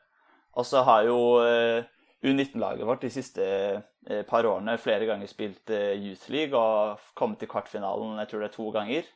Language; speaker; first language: Norwegian; native; Norwegian